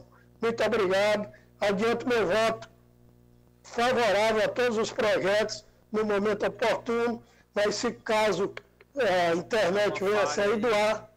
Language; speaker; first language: Portuguese; native; Portuguese